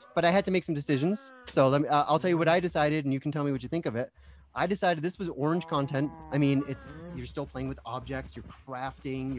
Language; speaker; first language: English; native; English